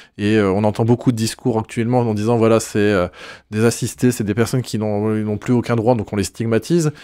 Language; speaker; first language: French; native; French